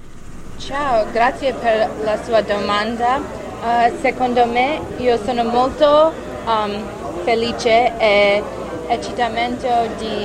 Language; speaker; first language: Italian; non-native, learner; English